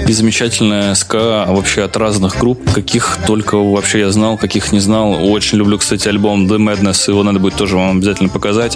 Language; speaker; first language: Russian; native; Russian